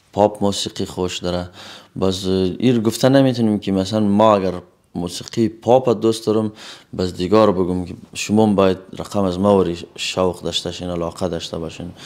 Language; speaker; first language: Persian; native; Persian